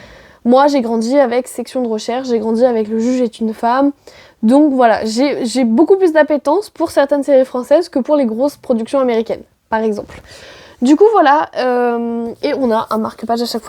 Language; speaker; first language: French; native; French